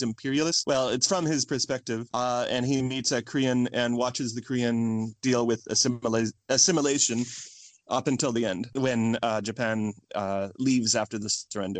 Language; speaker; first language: English; native; English